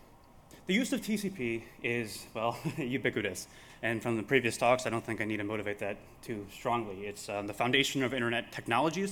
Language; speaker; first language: English; native; English